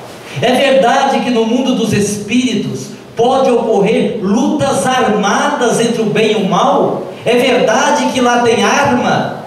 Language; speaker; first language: Portuguese; native; Portuguese